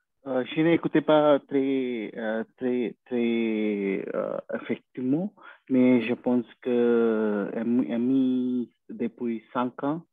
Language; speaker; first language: French; non-native, learner; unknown